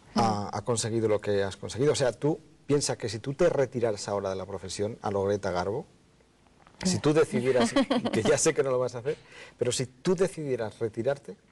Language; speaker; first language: Spanish; native; Spanish